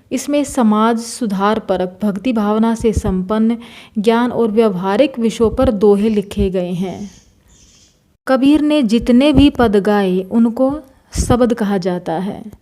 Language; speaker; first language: Hindi; native; Hindi